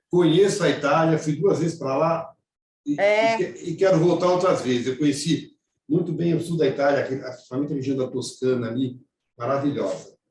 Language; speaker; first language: Portuguese; native; Portuguese